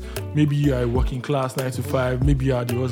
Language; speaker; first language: English; non-native, local second language; Yoruba